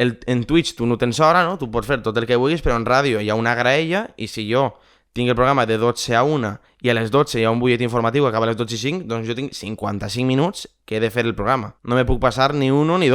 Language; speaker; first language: Catalan; native; Catalan